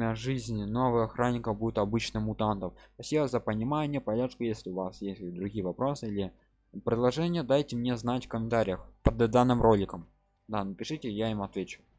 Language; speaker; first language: Russian; non-native, local second language; Ukrainian